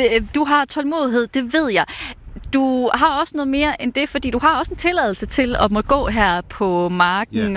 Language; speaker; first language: Danish; native; Danish